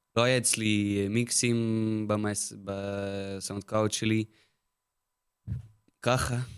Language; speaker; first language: Hebrew; non-native, learner; Russian